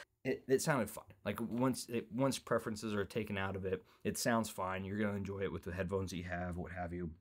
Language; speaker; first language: English; native; English